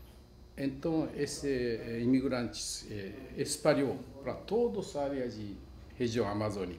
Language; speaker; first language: Portuguese; non-native, fluent; Japanese